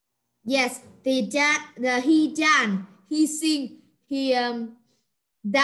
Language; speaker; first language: English; non-native, learner; Vietnamese